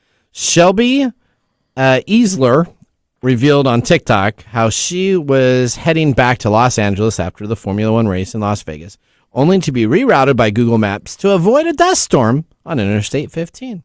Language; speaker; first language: English; native; English